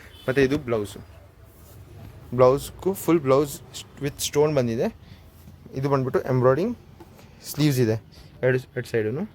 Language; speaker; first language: Kannada; non-native, local second language; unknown